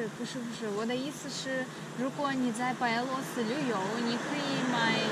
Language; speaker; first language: Chinese; non-native, fluent; Russian